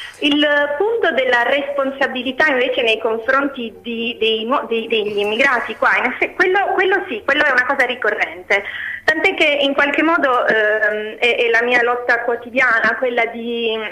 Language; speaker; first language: Italian; non-native, fluent; Albanian